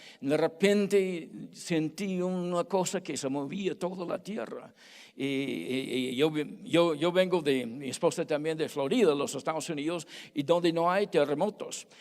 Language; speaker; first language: Spanish; non-native, fluent; English